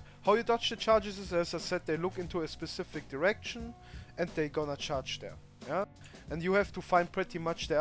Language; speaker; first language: English; non-native, fluent; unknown